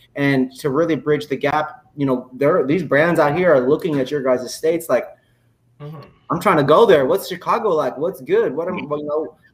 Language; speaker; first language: English; native; English